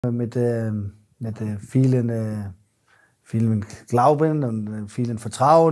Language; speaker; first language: German; non-native, learner; Danish